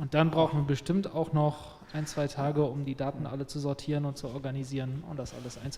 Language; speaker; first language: German; native; German